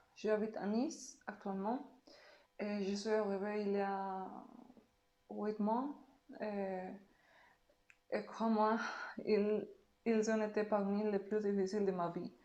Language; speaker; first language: French; non-native, learner; Spanish